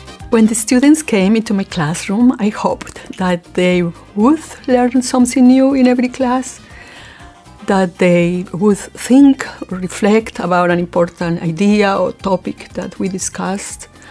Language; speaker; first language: English; non-native, fluent; Spanish